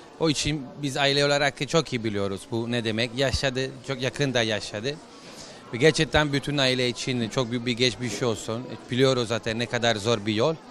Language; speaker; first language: Turkish; non-native, learner; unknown